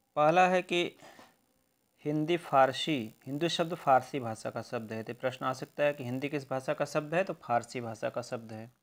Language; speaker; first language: Hindi; native; Hindi